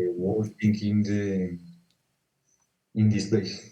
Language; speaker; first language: English; non-native, learner; Spanish